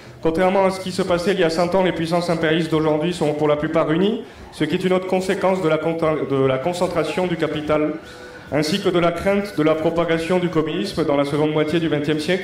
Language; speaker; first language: French; native; French